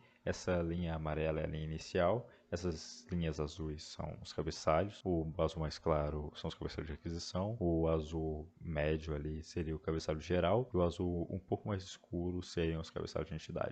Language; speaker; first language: Portuguese; native; Portuguese